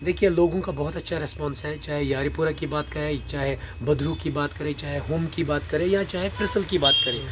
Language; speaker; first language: Urdu; non-native, local second language; Kashmiri